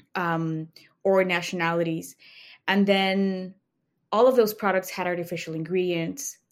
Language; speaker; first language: English; non-native, fluent; Spanish